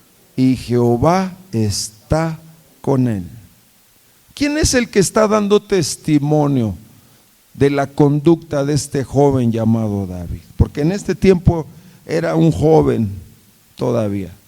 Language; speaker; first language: Spanish; native; Spanish